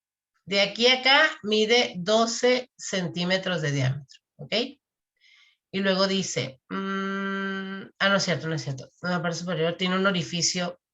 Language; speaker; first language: Spanish; native; Spanish